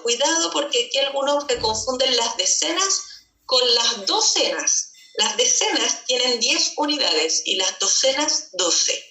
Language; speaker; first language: Spanish; native; Spanish